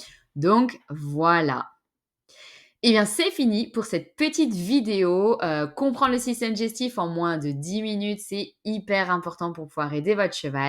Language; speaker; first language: French; native; French